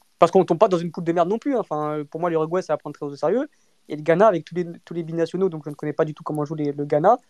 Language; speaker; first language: French; early bilingual, other home language; Portuguese